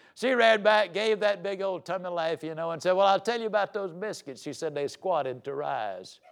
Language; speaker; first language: English; native; English